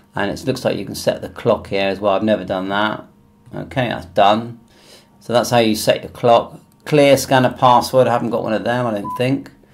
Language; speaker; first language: English; native; English